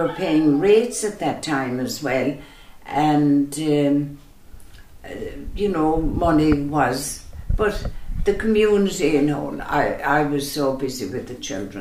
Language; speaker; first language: English; native; English